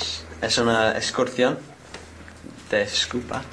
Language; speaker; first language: Spanish; non-native, learner; English